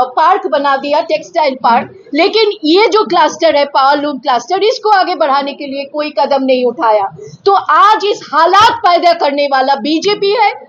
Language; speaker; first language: Hindi; non-native, local second language; Telugu